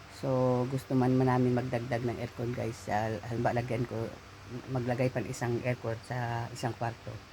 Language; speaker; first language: Filipino; native; Filipino